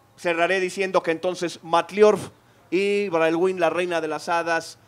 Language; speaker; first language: Spanish; native; Spanish